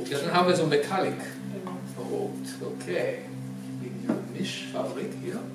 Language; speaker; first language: German; non-native, fluent; Georgian